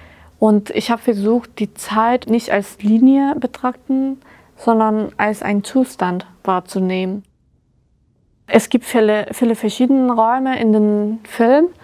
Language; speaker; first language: German; non-native, fluent; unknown